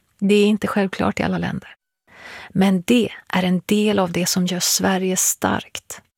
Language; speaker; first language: Swedish; early bilingual, other home language; Persian